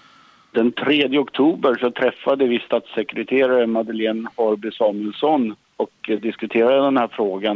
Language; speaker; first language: Swedish; native; Swedish